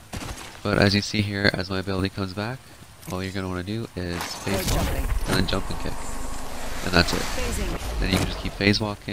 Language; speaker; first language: English; native; English